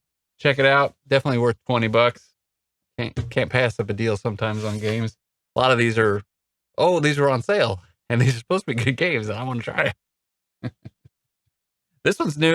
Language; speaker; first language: English; native; English